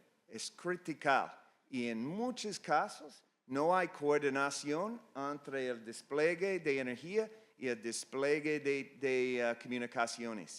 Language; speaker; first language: Spanish; non-native, fluent; English